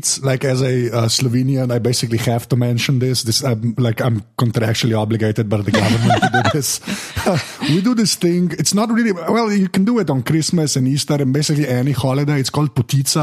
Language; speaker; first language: English; non-native, fluent; Slovenian